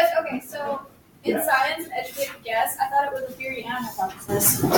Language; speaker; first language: English; native; English